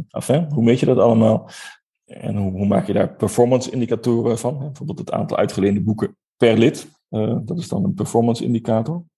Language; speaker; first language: Dutch; native; Dutch